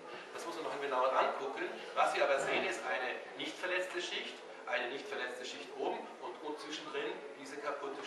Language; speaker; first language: German; native; German